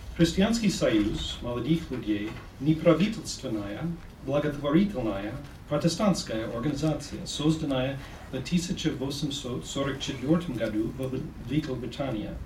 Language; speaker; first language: Russian; non-native, fluent; English